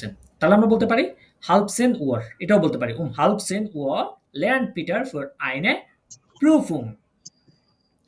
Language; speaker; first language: German; non-native, learner; Bangla